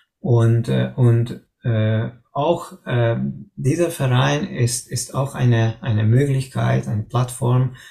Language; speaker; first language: German; non-native, learner; Hungarian